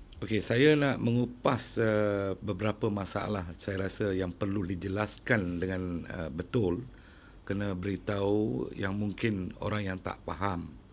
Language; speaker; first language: Malay; non-native, local second language; Tamil